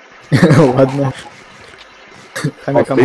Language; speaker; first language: Russian; native; Russian